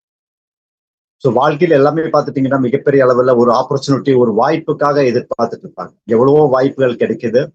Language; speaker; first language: Tamil; native; Tamil